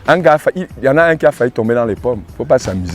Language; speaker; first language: French; native; French